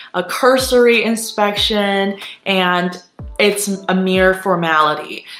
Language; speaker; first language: English; non-native, fluent; Chinese